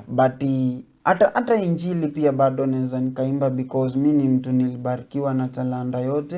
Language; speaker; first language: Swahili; non-native, local second language; Luyia